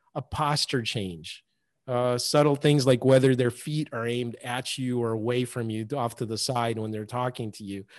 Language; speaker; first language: English; early bilingual, other home language; Russian